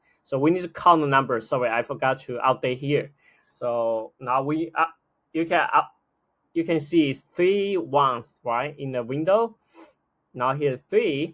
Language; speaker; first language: English; non-native, fluent; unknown